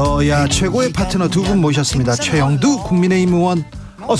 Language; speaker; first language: Korean; native; Korean